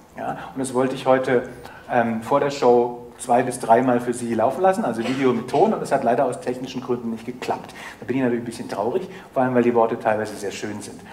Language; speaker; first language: German; native; German